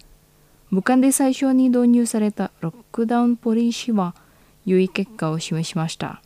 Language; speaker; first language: Japanese; non-native, fluent; Indonesian